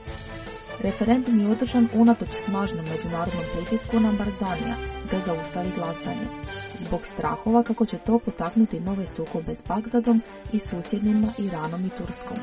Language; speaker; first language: Croatian; native; Croatian